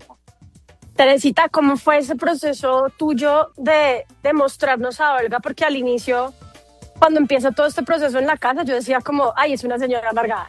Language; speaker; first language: Spanish; native; Spanish